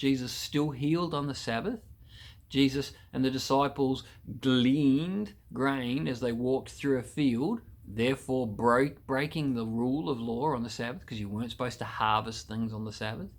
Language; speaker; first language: English; native; English